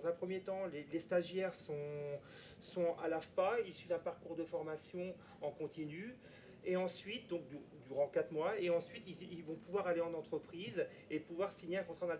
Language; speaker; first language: French; native; French